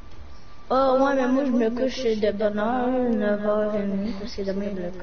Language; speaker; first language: French; native; French